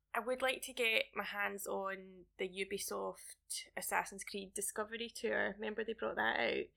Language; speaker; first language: English; native; English